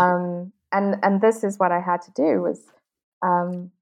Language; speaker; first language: English; native; English